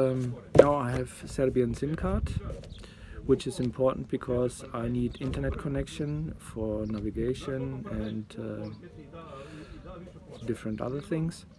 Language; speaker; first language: English; non-native, fluent; German